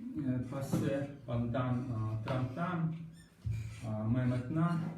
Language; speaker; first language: French; non-native, learner; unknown